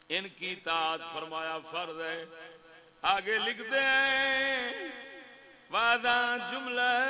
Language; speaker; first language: Urdu; non-native, local second language; Punjabi